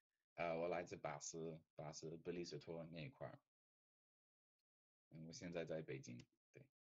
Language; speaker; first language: Chinese; non-native, fluent; English